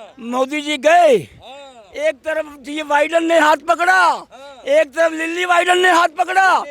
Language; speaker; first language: Hindi; native; Hindi